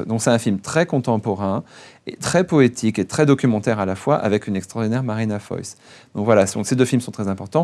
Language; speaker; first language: French; native; French